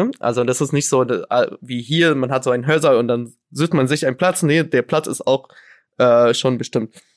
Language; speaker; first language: German; non-native, fluent; Arabic